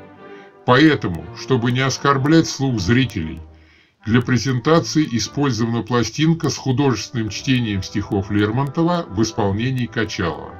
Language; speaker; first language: Russian; native; Russian